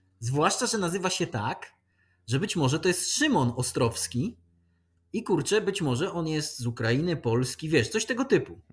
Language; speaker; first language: Polish; native; Polish